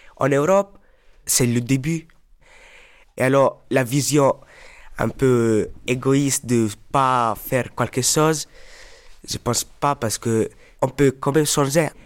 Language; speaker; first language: French; non-native, learner; Arabic